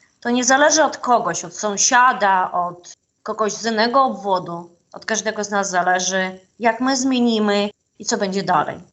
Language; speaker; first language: Polish; non-native, fluent; Ukrainian